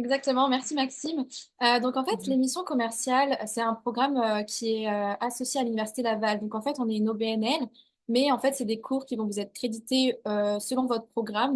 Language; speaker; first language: French; native; French